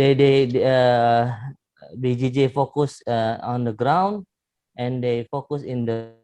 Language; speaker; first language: English; non-native, learner; Indonesian